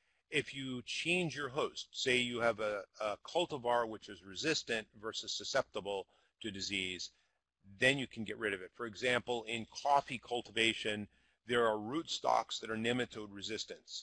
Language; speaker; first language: English; native; English